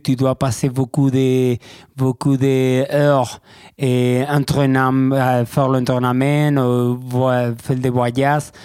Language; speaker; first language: French; non-native, learner; Spanish